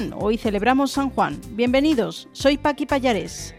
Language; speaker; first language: Spanish; native; Spanish